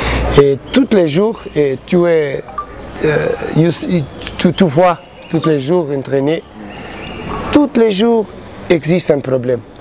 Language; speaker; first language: French; non-native, learner; Portuguese